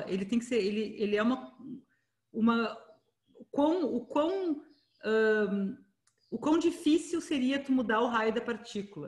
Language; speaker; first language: Portuguese; native; Portuguese